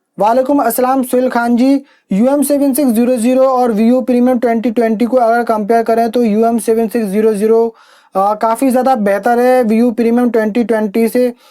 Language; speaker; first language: Hindi; native; Hindi